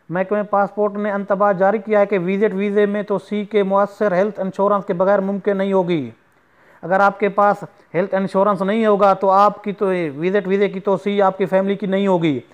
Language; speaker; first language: Urdu; non-native, local second language; Saraiki